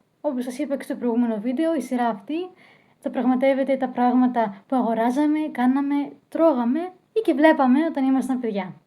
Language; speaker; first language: Greek; native; Greek